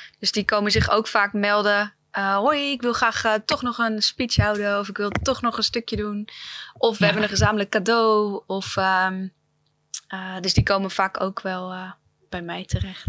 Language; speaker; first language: Dutch; native; Dutch